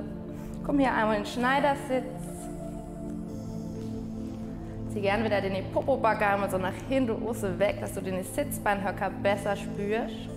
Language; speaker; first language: German; non-native, fluent; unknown